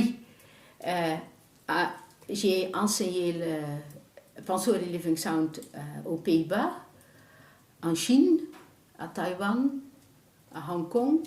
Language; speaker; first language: French; non-native, fluent; Dutch